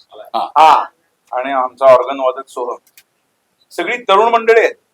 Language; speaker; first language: Marathi; native; Marathi